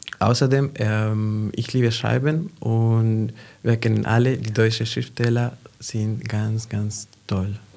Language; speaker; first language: German; non-native, fluent; Spanish